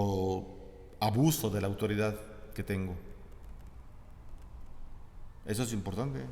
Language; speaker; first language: Spanish; native; Spanish